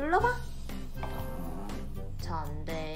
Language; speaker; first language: Korean; native; Korean